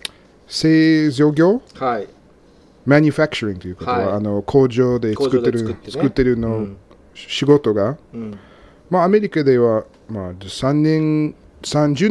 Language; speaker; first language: Japanese; non-native, learner; English